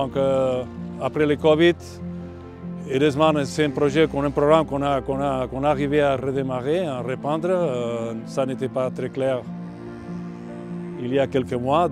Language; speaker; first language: French; non-native, fluent; Catalan